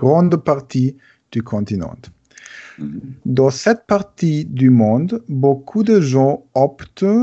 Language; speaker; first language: French; non-native, learner; German